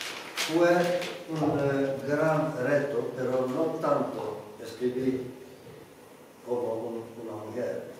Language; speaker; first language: Spanish; non-native, learner; Greek